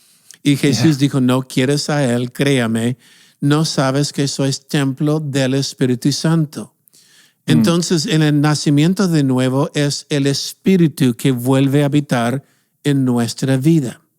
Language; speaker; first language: Spanish; non-native, fluent; English